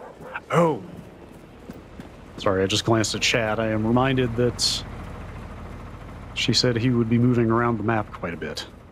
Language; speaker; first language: English; native; English